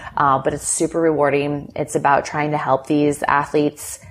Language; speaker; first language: English; native; English